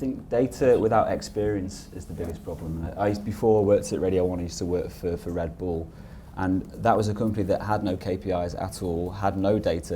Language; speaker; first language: English; native; English